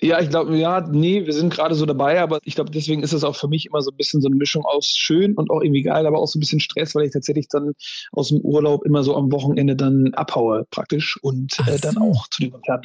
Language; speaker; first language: German; native; German